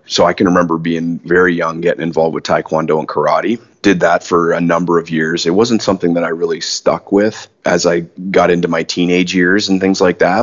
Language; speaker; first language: English; native; English